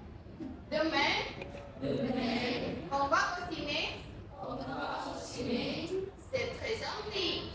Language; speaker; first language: French; non-native, fluent; Indonesian